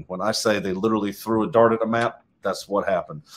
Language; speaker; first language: English; native; English